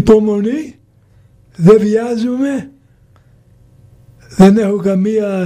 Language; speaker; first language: Greek; early bilingual, heritage; Greek